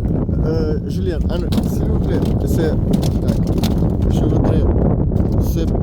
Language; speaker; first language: French; non-native, learner; Russian